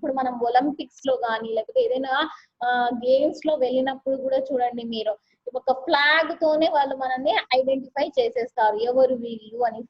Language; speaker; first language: Telugu; non-native, local second language; Urdu